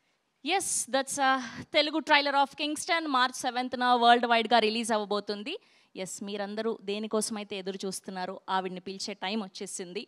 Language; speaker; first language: Telugu; native; Telugu